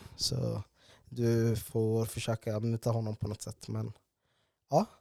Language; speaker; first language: Swedish; early bilingual, other home language; Somali